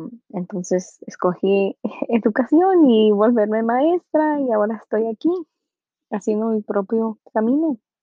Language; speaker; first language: Spanish; early bilingual, heritage; Spanish